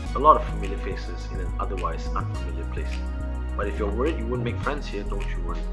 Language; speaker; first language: English; non-native, local second language; Malay